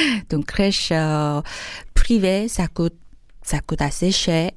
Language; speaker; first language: French; non-native, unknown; Korean